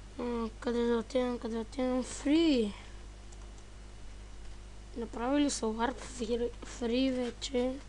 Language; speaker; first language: Bulgarian; native; Bulgarian